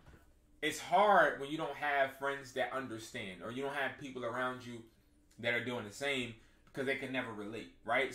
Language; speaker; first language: English; native; English